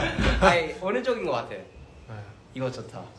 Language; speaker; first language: Korean; early bilingual, heritage; Korean